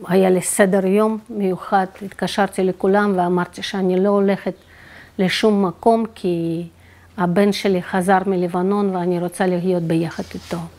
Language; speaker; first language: Hebrew; non-native, fluent; Russian